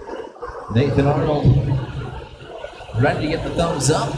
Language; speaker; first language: English; native; English